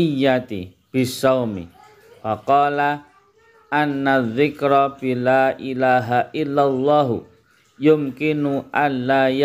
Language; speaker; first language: Arabic; non-native, fluent; Indonesian